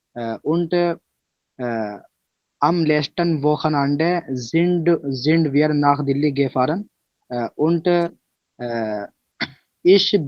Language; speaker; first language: German; non-native, learner; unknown